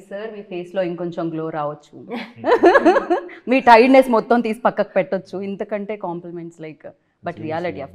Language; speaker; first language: Telugu; native; Telugu